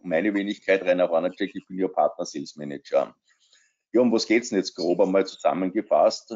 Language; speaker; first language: German; native; German